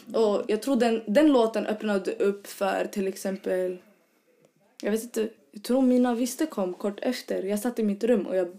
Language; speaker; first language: Swedish; early bilingual, other home language; Arabic